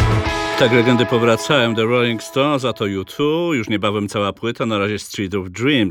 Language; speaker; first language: Polish; native; Polish